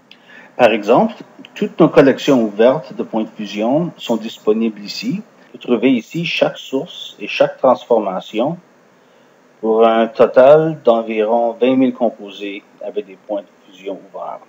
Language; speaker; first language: French; non-native, fluent; English